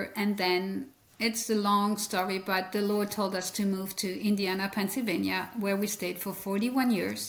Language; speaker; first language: English; non-native, fluent; French